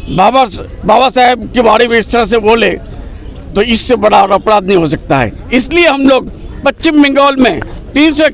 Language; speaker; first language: Hindi; non-native, local second language; Urdu